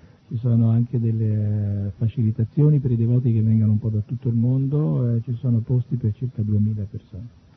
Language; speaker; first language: Italian; native; Italian